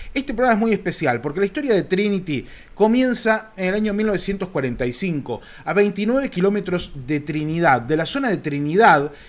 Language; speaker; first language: Spanish; native; Spanish